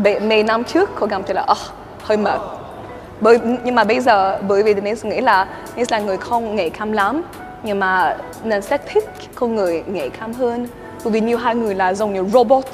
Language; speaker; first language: Vietnamese; early bilingual, heritage; Swedish